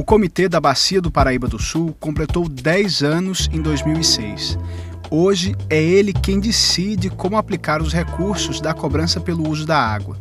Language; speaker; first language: Portuguese; native; Portuguese